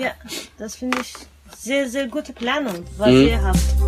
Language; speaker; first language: German; non-native, learner; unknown